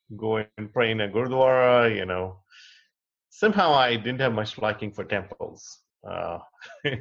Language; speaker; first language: English; non-native, local second language; Hindi